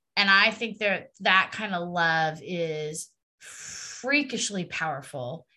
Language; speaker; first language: English; native; English